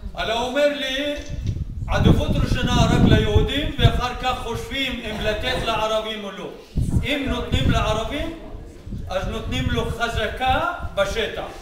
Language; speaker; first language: Hebrew; non-native, local second language; Arabic